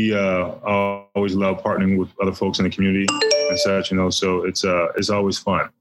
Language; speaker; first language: English; native; English